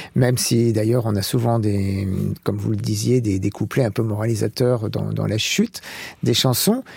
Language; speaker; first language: French; native; French